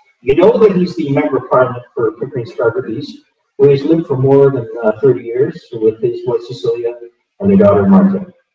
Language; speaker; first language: English; native; English